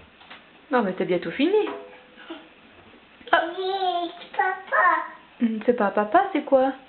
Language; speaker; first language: French; native; French